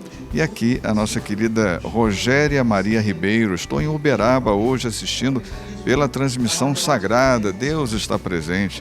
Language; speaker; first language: Portuguese; native; Portuguese